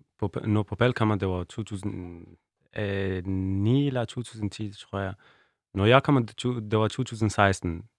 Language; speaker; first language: Danish; non-native, learner; Persian